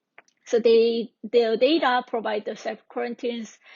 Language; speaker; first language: English; non-native, fluent; Korean